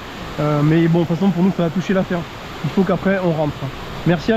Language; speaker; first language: French; native; French